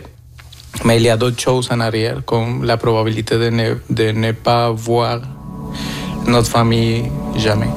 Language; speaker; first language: French; non-native, fluent; Spanish